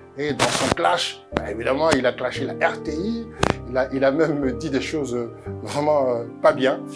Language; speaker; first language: French; early bilingual, other home language; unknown